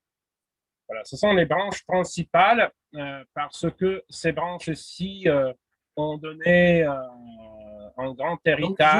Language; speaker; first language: French; non-native, fluent; Russian